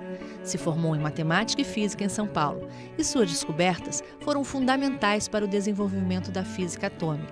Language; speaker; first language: Portuguese; native; Portuguese